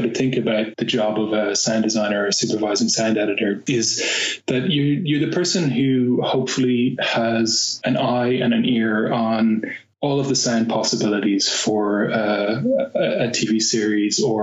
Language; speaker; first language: English; native; English